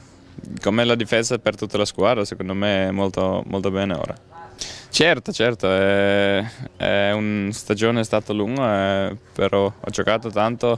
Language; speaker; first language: Italian; non-native, fluent; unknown